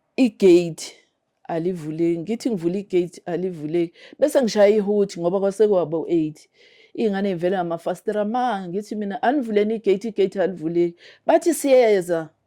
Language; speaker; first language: Zulu; native; Zulu